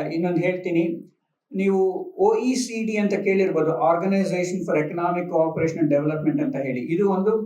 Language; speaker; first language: Kannada; non-native, local second language; Telugu